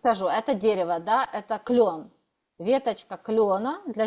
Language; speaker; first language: Russian; native; Russian